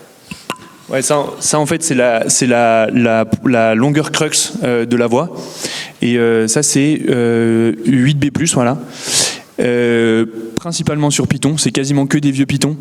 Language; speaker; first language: French; native; French